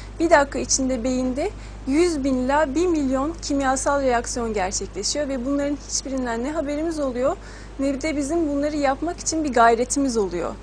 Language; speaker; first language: Turkish; native; Turkish